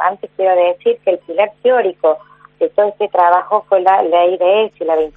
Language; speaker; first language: Spanish; native; Spanish